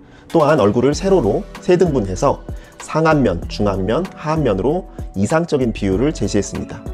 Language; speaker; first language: Korean; native; Korean